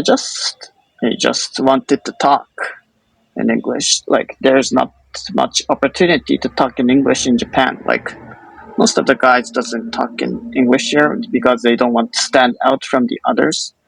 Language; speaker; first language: English; non-native, fluent; Japanese